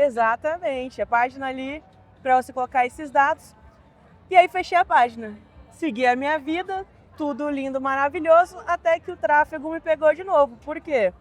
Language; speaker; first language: Portuguese; native; Portuguese